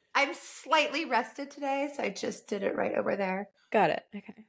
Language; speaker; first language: English; native; English